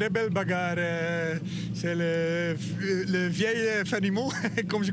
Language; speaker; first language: French; non-native, learner; Dutch